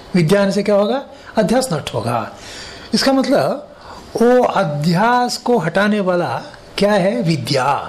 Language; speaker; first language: Hindi; non-native, local second language; Kannada